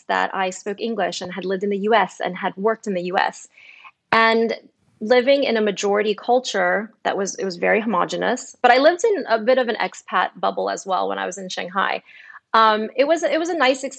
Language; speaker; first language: English; native; English